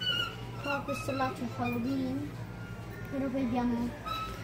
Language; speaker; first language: Italian; early bilingual, heritage; English